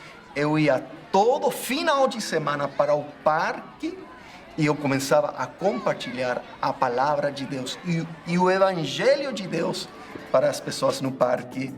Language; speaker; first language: Portuguese; non-native, fluent; English